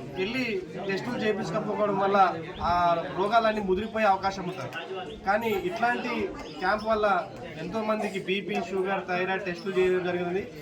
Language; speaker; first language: Telugu; native; Telugu